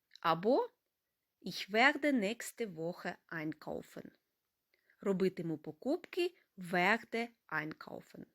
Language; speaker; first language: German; non-native, fluent; Ukrainian